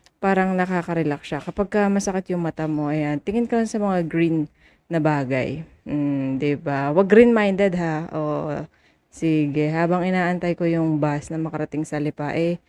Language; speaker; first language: Filipino; native; Filipino